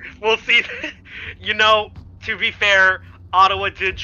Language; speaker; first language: English; native; English